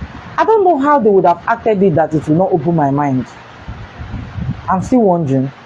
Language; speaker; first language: English; non-native, local second language; Igbo